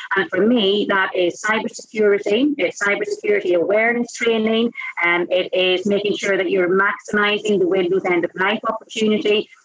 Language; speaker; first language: English; native; English